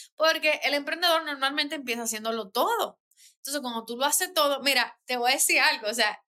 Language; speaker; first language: Spanish; native; Spanish